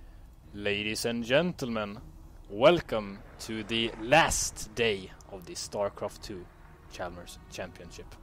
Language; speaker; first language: English; non-native, fluent; Swedish